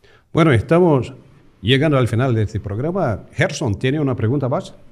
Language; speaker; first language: Spanish; non-native, fluent; Portuguese